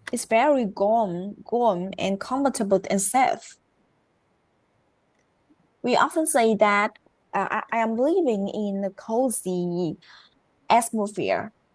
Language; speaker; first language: English; non-native, learner; Vietnamese